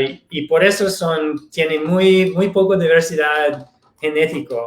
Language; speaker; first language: Spanish; non-native, fluent; English